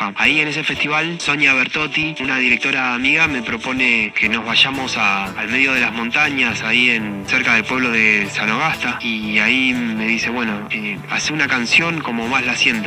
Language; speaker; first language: Spanish; native; Spanish